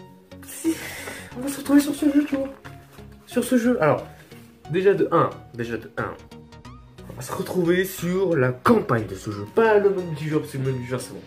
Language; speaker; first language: French; native; French